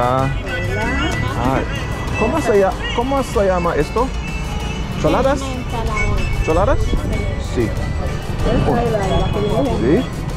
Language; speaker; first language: Spanish; non-native, learner; English